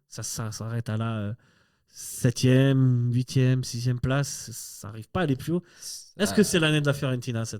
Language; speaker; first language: French; native; French